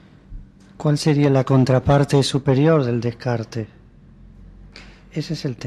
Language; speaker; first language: Spanish; native; Spanish